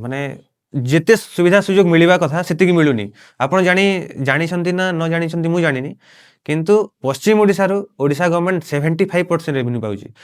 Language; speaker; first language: Odia; non-native, local second language; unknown